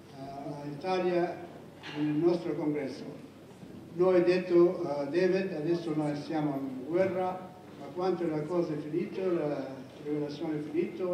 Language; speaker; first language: Italian; non-native, learner; Arabic